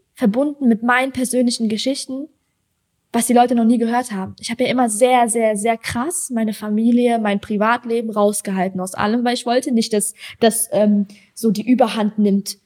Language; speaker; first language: German; early bilingual, other home language; Persian